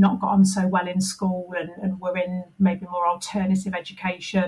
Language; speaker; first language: English; native; English